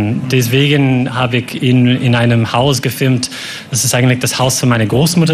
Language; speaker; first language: German; non-native, fluent; English